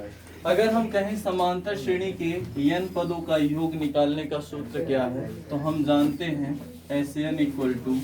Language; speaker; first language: Hindi; native; Hindi